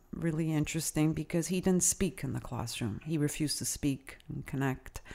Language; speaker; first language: English; non-native, fluent; Italian